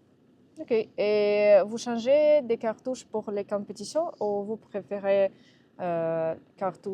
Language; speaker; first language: French; non-native, learner; Russian